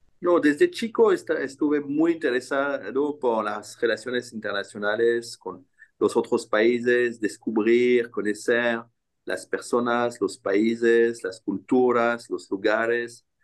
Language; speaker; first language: Spanish; non-native, fluent; French